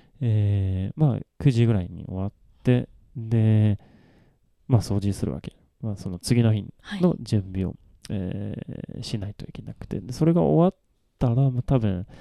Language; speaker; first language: Japanese; non-native, fluent; Swedish